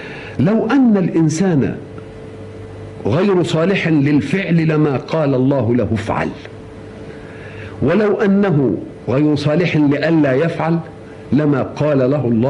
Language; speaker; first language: Arabic; native; Arabic